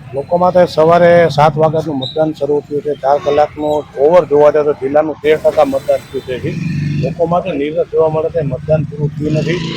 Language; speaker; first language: Gujarati; native; Gujarati